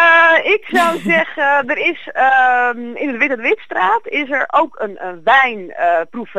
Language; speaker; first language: Dutch; native; Dutch